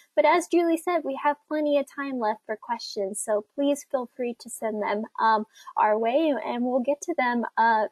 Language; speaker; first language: English; native; English